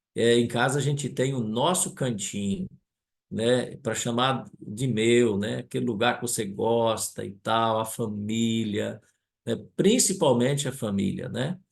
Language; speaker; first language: Portuguese; non-native, local second language; German